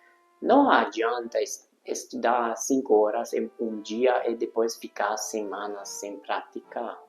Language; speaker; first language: Portuguese; non-native, fluent; Hungarian